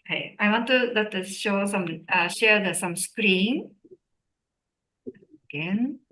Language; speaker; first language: English; non-native, learner; Japanese